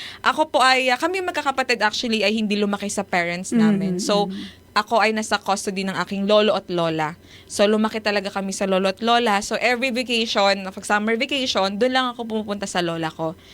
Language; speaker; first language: Filipino; native; Filipino